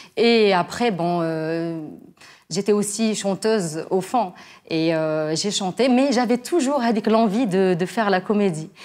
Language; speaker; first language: French; non-native, local second language; Arabic